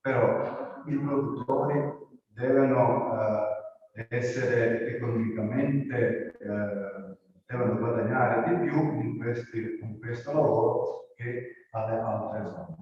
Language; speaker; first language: Italian; non-native, local second language; Croatian